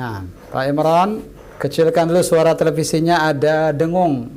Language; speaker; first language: Indonesian; native; Indonesian